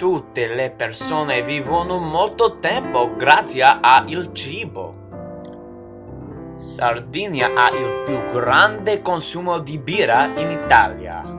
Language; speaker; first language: Italian; non-native, learner; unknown